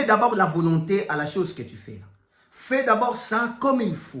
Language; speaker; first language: French; non-native, local second language; Lingala